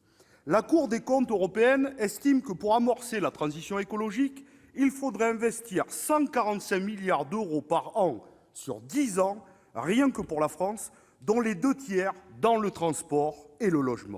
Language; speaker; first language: French; native; French